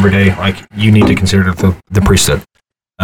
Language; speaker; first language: English; native; English